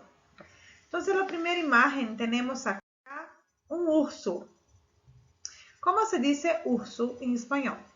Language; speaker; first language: Spanish; non-native, fluent; Portuguese